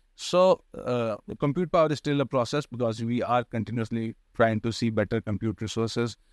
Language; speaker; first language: English; non-native, local second language; Hindi